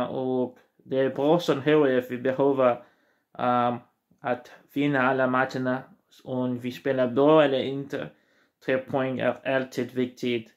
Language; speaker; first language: Swedish; non-native, learner; Portuguese